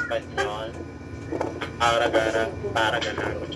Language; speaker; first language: Spanish; non-native, learner; Filipino